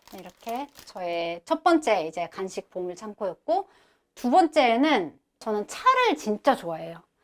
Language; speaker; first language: Korean; non-native, fluent; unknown